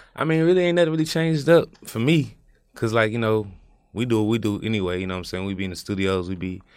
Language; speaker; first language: English; native; English